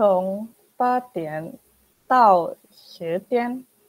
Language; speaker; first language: Chinese; non-native, learner; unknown